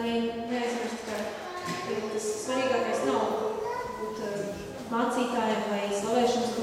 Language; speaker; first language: Latvian; non-native, local second language; Russian